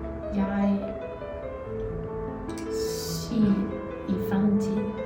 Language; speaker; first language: Danish; non-native, learner; Icelandic